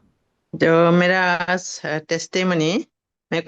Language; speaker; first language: Hindi; non-native, local second language; Assamese